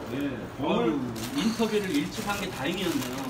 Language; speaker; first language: Korean; native; Korean